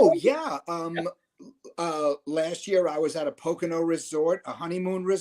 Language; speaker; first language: English; native; English